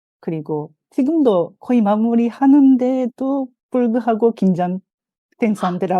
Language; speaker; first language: Korean; non-native, fluent; Japanese